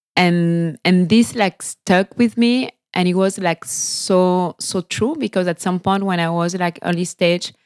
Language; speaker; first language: English; non-native, fluent; French